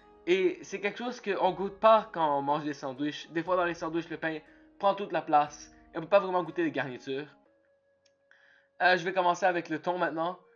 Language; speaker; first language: French; native; French